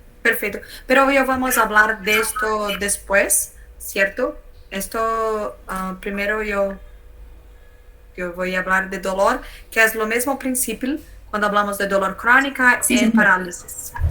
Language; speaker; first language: Spanish; non-native, learner; Portuguese